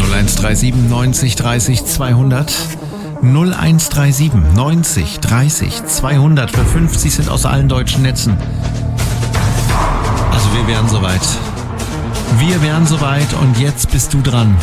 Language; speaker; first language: German; native; German